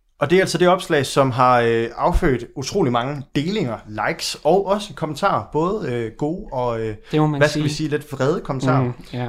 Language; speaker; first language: Danish; native; Danish